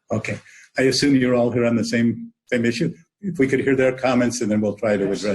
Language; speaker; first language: English; native; English